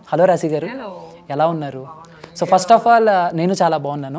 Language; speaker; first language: Telugu; native; Telugu